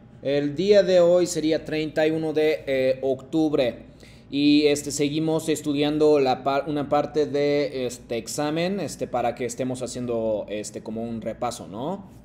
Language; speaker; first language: Spanish; non-native, fluent; Japanese